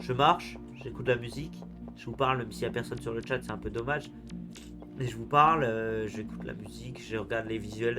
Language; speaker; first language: French; native; French